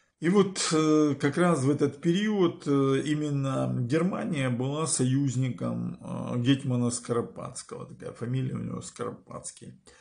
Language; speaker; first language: Russian; native; Russian